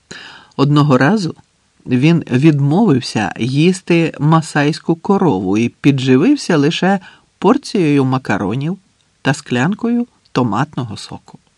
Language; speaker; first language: Ukrainian; native; Ukrainian